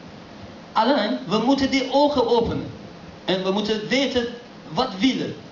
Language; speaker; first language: Dutch; non-native, learner; Persian